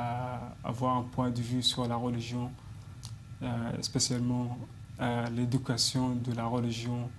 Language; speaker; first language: French; non-native, fluent; Arabic